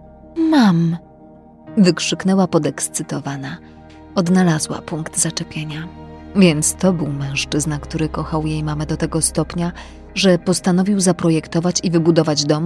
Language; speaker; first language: Polish; native; Polish